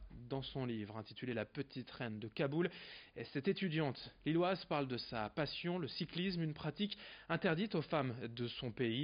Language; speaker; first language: French; native; French